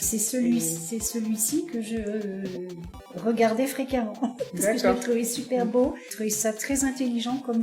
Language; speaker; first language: French; native; French